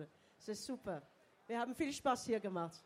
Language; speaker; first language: German; non-native, learner; English